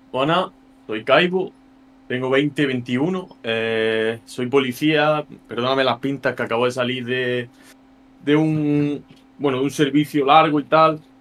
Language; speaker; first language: Spanish; native; Spanish